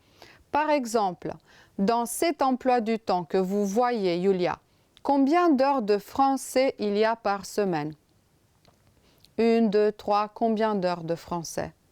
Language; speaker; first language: French; non-native, fluent; Romanian